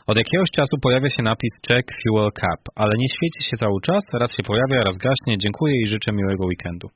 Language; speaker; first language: Polish; native; Polish